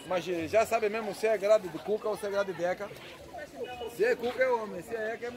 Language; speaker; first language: Portuguese; native; Portuguese